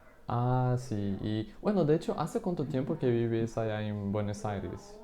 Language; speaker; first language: Spanish; non-native, fluent; Portuguese